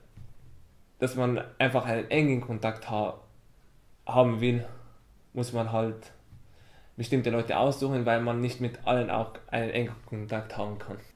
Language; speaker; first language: German; non-native, fluent; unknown